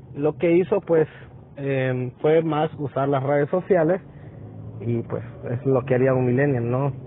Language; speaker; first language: Spanish; native; Spanish